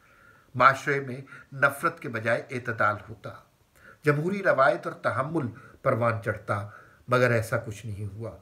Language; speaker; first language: Urdu; native; Urdu